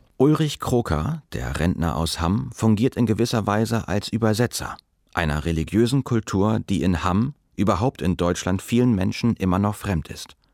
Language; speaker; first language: German; native; German